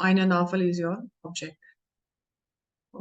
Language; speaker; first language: German; non-native, learner; Hindi